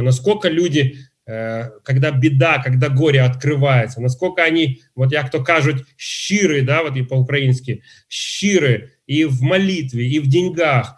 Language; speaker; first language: Russian; native; Russian